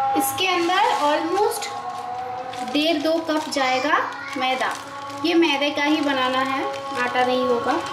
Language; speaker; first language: Hindi; non-native, local second language; Bangla